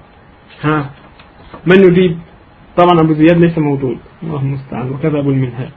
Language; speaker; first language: Arabic; native; Arabic